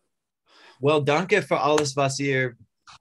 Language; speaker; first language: German; non-native, learner; English